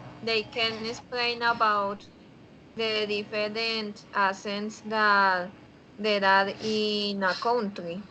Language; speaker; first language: English; non-native, learner; Spanish